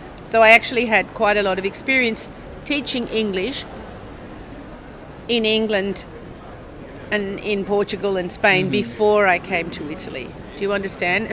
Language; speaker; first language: English; native; English